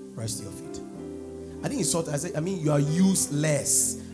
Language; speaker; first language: English; non-native, local second language; Akan